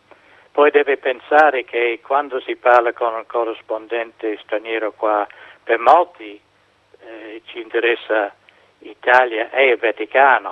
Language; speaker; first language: Italian; non-native, fluent; English